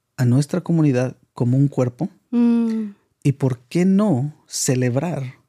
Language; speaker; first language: Spanish; native; Spanish